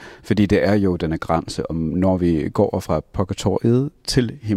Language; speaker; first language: Danish; non-native, fluent; English